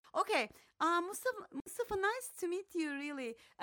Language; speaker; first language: English; non-native, fluent; Turkish